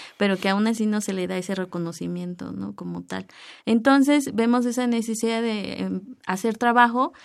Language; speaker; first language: Spanish; native; Spanish